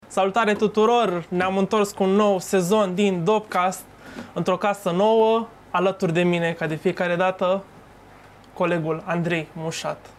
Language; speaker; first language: Romanian; native; Romanian